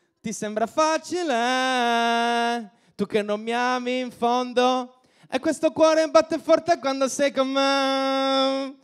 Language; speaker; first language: Italian; native; Italian